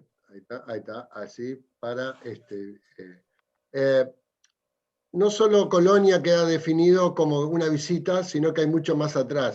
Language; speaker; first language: Spanish; native; Spanish